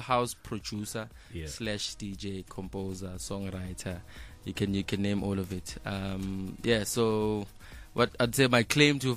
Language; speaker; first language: English; non-native, local second language; Zulu